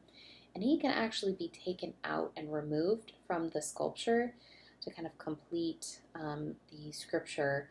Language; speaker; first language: English; native; English